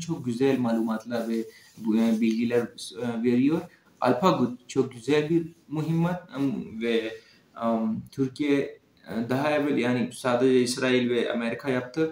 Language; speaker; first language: Turkish; non-native, fluent; Urdu